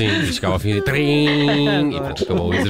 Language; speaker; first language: Portuguese; native; Portuguese